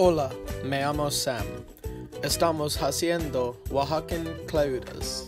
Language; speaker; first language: Spanish; non-native, learner; English